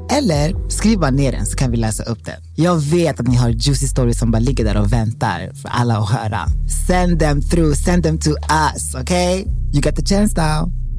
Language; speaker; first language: Swedish; native; Swedish